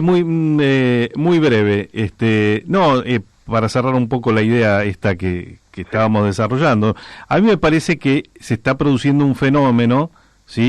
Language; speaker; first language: Spanish; native; Spanish